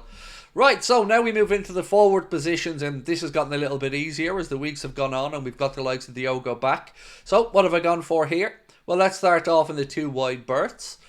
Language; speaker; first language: English; native; English